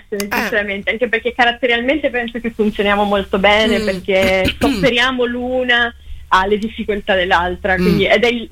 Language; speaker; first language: Italian; native; Italian